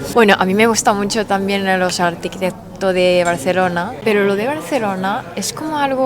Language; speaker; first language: Spanish; non-native, learner; Japanese